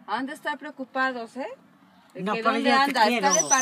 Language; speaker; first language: Spanish; native; Spanish